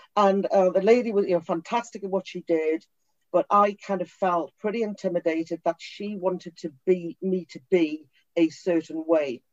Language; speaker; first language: English; native; English